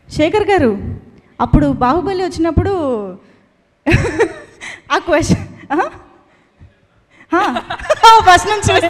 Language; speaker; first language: Telugu; native; Telugu